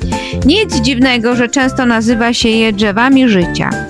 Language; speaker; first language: Polish; native; Polish